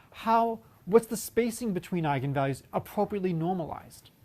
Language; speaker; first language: English; native; English